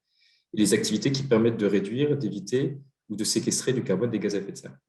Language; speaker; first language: French; native; French